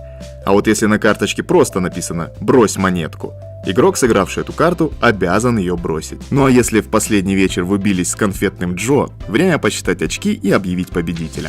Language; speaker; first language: Russian; native; Russian